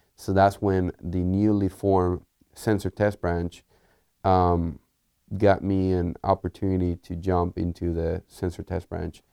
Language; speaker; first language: English; early bilingual, other home language; Spanish